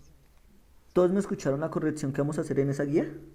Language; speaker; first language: Spanish; native; Spanish